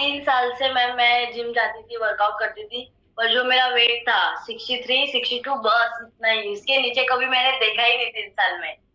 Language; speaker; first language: Hindi; non-native, local second language; Marathi